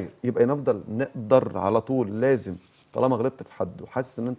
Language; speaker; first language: Arabic; native; Arabic